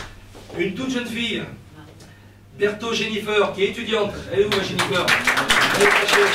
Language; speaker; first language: French; native; French